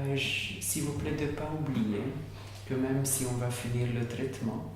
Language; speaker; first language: French; non-native, learner; Hungarian